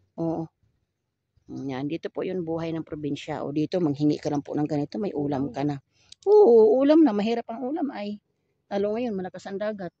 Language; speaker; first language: Filipino; non-native, local second language; Cebuano